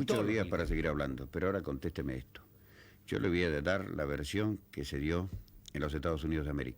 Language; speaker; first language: Spanish; native; Spanish